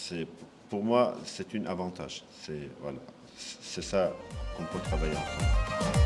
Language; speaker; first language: French; non-native, fluent; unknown